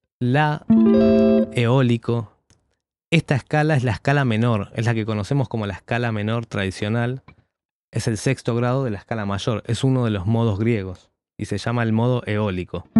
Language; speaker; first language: Spanish; native; Spanish